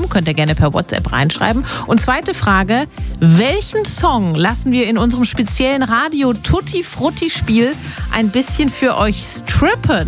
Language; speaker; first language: German; native; German